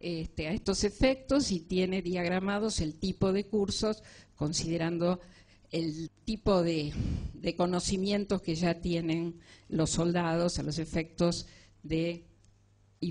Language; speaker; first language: Spanish; native; Spanish